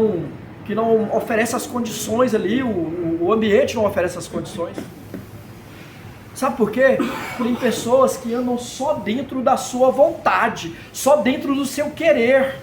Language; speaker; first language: Portuguese; native; Portuguese